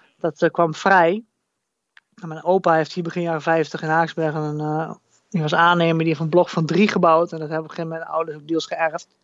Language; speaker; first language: Dutch; native; Dutch